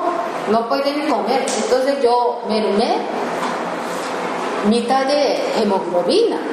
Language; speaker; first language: Spanish; non-native, learner; Japanese